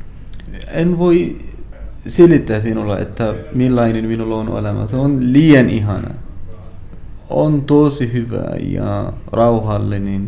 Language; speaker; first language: Finnish; non-native, learner; Arabic